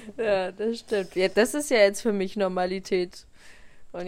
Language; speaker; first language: German; native; German